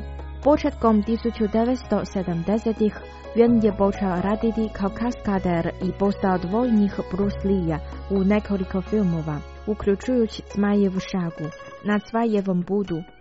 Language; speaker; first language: Croatian; non-native, fluent; Chinese